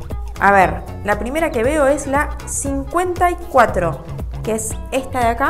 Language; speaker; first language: Spanish; native; Spanish